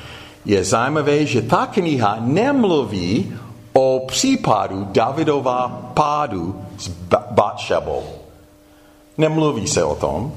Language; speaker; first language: Czech; non-native, fluent; English